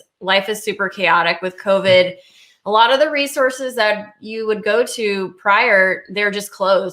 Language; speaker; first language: English; native; English